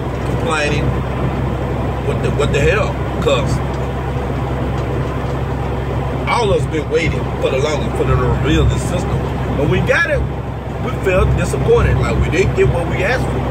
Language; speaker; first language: English; native; English